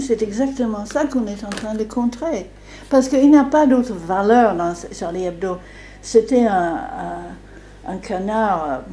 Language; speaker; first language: French; non-native, fluent; English